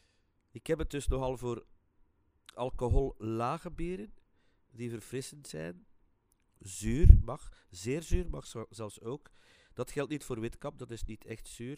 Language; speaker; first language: Dutch; native; Dutch